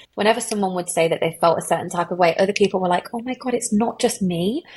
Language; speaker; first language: English; native; English